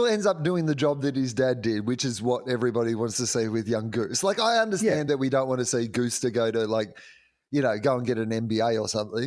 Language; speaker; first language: English; native; English